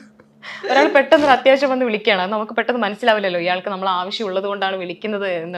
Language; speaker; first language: Malayalam; native; Malayalam